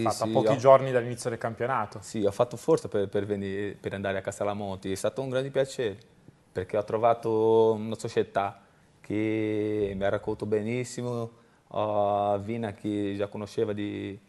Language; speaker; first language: Italian; non-native, learner; Portuguese